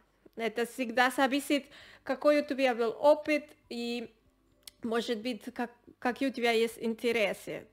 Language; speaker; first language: Russian; non-native, learner; Spanish